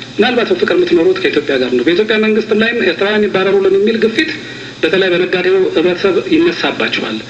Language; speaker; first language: Amharic; native; Amharic